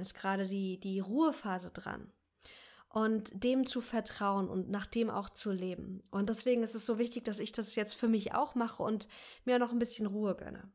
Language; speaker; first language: German; native; German